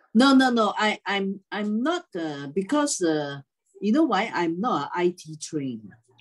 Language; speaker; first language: English; non-native, local second language; Cantonese